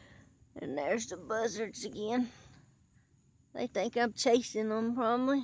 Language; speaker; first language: English; native; English